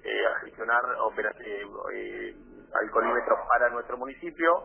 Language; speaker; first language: Spanish; native; Spanish